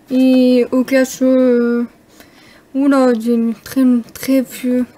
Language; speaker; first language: French; non-native, learner; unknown